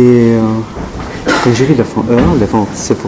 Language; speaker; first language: French; non-native, learner; Spanish